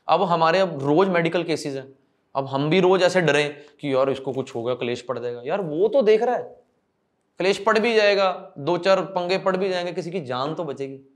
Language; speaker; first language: Hindi; non-native, local second language; Punjabi